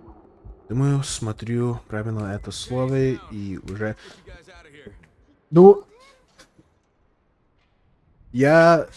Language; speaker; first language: Russian; non-native, learner; English